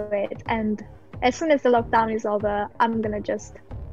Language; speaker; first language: English; non-native, fluent; Italian